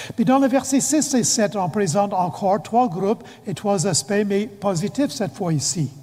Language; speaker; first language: French; non-native, fluent; English